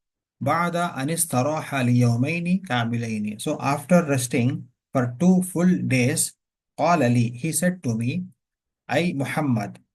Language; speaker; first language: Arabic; non-native, fluent; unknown